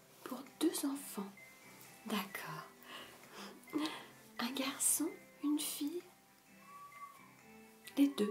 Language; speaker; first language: French; native; French